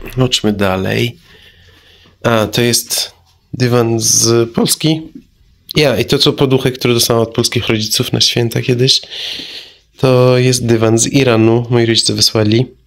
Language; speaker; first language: Polish; non-native, fluent; Persian